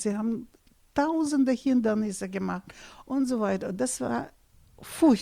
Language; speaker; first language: German; non-native, fluent; Russian